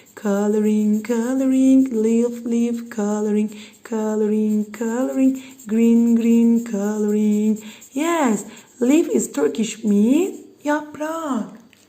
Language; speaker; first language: English; non-native, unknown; Turkish